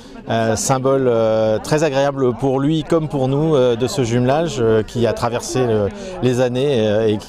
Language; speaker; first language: French; native; French